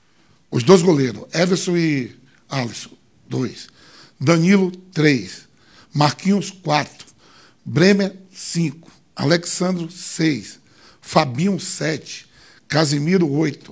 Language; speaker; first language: Portuguese; native; Portuguese